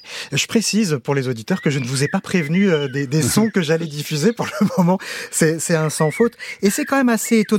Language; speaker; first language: French; native; French